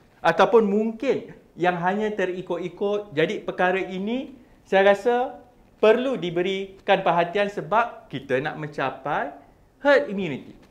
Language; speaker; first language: Malay; native; Malay